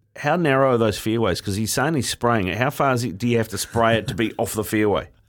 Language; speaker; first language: English; native; English